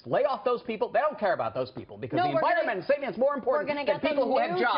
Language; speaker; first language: English; native; English